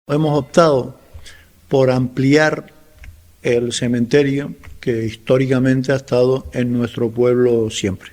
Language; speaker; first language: Spanish; native; Spanish